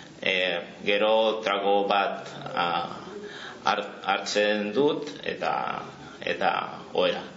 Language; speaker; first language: Basque; non-native, learner; Catalan